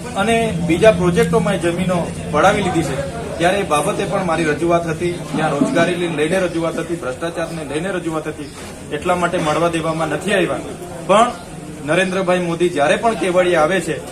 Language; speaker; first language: Gujarati; non-native, local second language; Vasavi